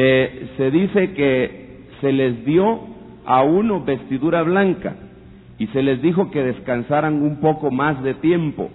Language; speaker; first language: Spanish; native; Spanish